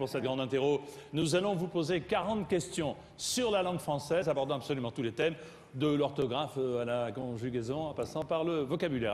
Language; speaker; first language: French; native; French